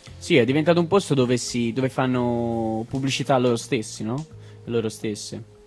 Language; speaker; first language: Italian; native; Italian